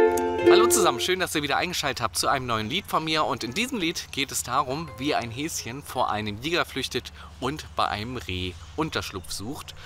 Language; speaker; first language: German; native; German